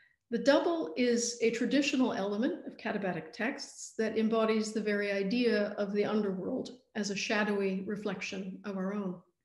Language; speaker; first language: English; native; English